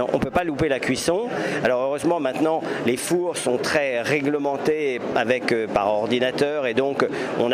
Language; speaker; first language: French; native; French